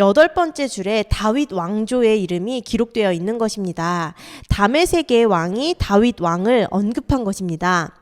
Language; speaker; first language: Korean; native; Korean